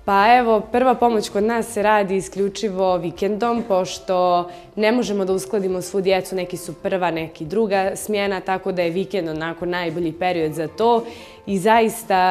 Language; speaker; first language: Croatian; native; Croatian